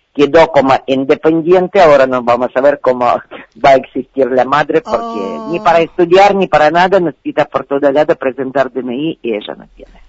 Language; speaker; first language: Spanish; non-native, learner; Ukrainian